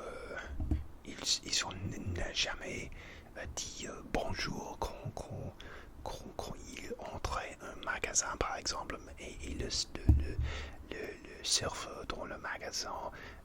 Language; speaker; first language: French; non-native, learner; English